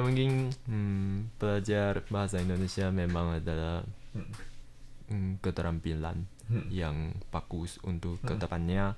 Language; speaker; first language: Indonesian; early bilingual, heritage; Indonesian